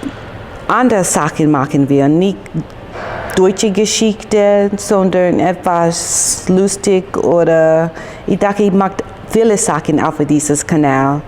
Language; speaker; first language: German; non-native, learner; English